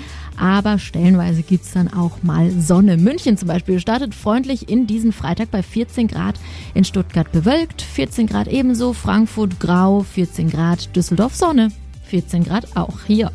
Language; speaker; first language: German; native; German